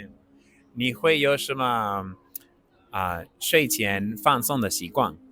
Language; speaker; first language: Chinese; non-native, learner; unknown